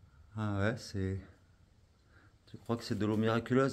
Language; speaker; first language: French; native; French